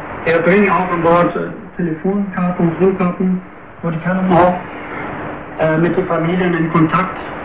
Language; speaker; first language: German; non-native, fluent; Portuguese